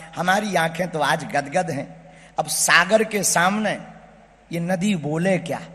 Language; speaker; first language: Hindi; native; Hindi